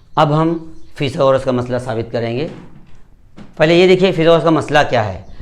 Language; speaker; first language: Urdu; native; Urdu